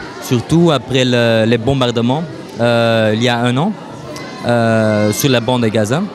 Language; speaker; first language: French; non-native, local second language; Dutch